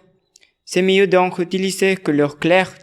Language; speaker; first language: French; non-native, learner; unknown